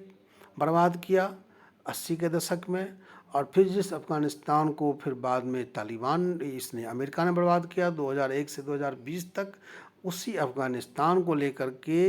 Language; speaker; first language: Hindi; native; Hindi